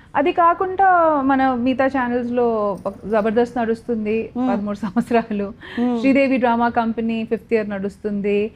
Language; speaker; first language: Telugu; non-native, local second language; Odia